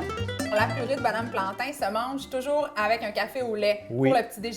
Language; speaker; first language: French; native; French